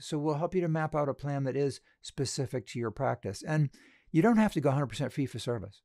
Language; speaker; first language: English; native; English